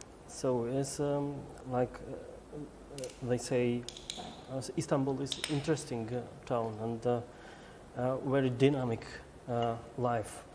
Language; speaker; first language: English; non-native, learner; Albanian